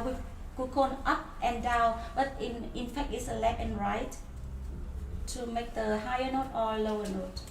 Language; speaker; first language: English; non-native, learner; Vietnamese